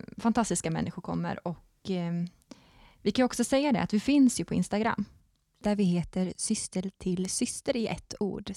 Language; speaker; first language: Swedish; native; Swedish